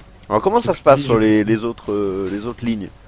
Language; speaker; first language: French; native; French